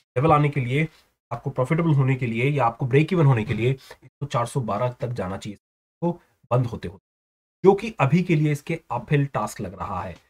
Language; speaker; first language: Hindi; native; Hindi